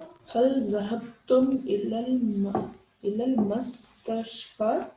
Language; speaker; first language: Arabic; non-native, learner; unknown